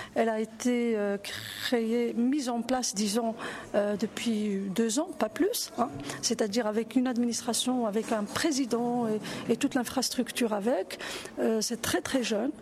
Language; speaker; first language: French; non-native, local second language; Arabic